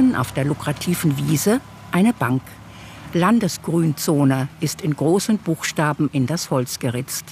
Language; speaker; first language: German; native; German